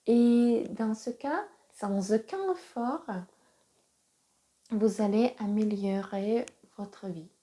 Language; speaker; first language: French; non-native, fluent; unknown